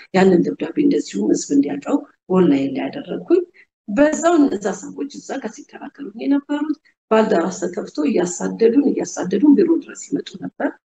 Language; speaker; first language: Amharic; native; Amharic